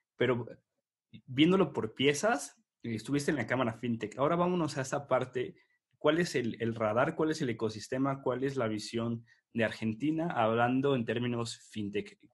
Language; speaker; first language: Spanish; native; Spanish